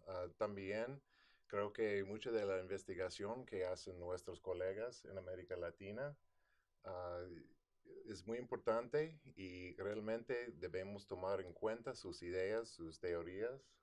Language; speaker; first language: Spanish; non-native, fluent; English